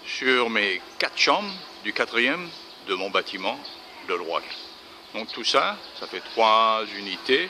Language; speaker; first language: French; native; French